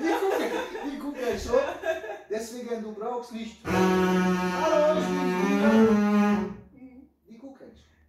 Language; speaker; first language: German; non-native, fluent; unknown